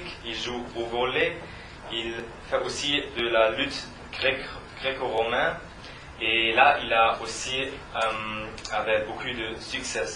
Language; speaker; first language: French; non-native, learner; German